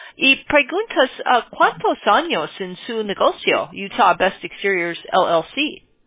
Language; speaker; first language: Spanish; non-native, learner; English